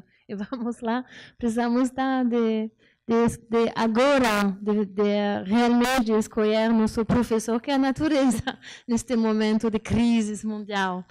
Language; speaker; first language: Portuguese; non-native, learner; French